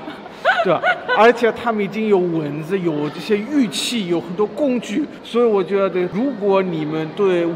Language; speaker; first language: Chinese; non-native, fluent; German